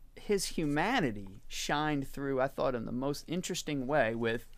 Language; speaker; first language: English; native; English